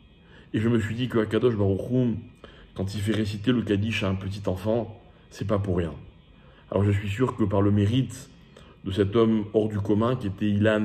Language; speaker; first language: French; native; French